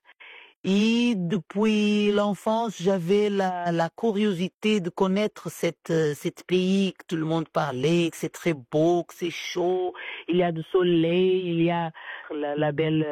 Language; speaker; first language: French; non-native, fluent; Portuguese